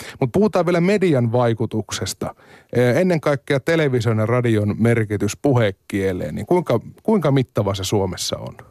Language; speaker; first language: Finnish; native; Finnish